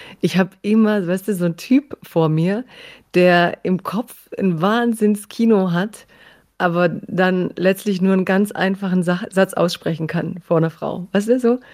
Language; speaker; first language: German; early bilingual, other home language; Croatian